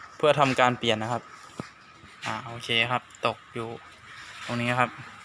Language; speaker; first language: Thai; native; Thai